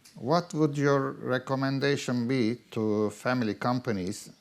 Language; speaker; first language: English; non-native, fluent; Turkish